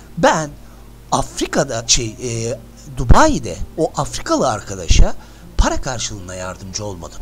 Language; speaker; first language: Turkish; native; Turkish